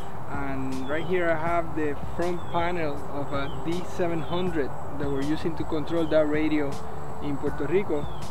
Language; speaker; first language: English; non-native, local second language; Spanish